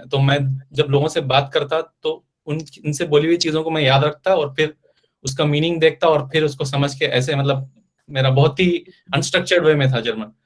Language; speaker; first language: Hindi; non-native, local second language; Kannada